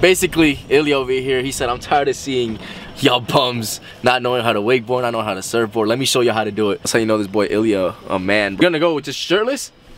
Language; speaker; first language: English; early bilingual, other home language; Spanish